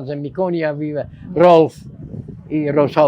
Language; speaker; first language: Spanish; non-native, fluent; Dutch